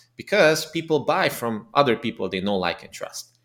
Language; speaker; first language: English; non-native, fluent; Romanian